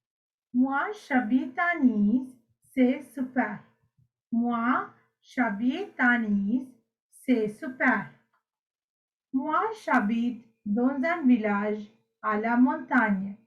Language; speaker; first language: French; non-native, fluent; Sinhala